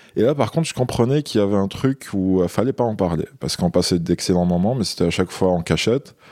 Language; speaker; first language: French; non-native, local second language; Kabyle